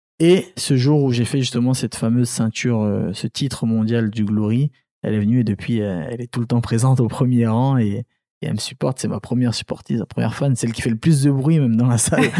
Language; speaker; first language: French; early bilingual, other home language; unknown